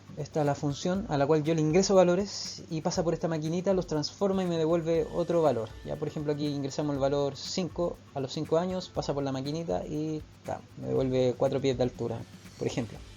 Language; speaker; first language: Spanish; native; Spanish